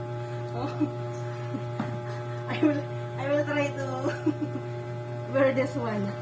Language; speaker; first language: English; non-native, local second language; Filipino